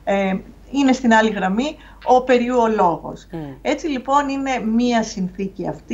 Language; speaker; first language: Greek; native; Greek